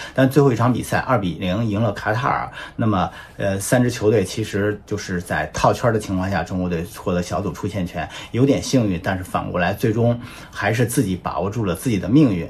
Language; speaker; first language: Chinese; native; Chinese